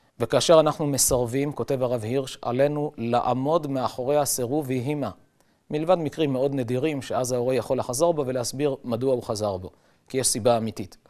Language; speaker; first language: Hebrew; native; Hebrew